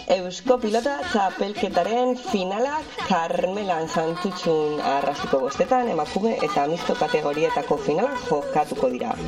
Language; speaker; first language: Basque; native; Basque